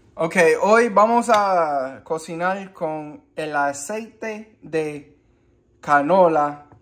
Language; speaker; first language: Spanish; early bilingual, heritage; Spanish